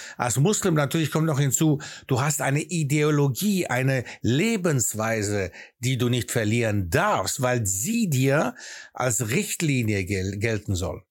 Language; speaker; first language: German; early bilingual, other home language; Greek